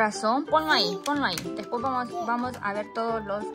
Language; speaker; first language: Spanish; native; Spanish